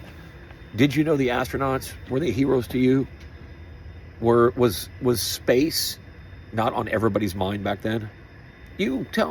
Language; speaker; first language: English; native; English